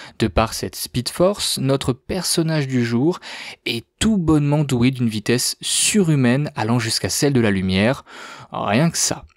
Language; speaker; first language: French; native; French